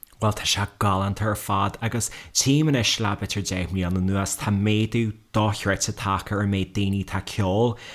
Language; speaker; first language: Irish; native; Irish